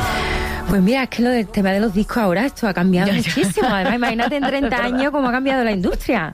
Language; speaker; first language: Spanish; native; Spanish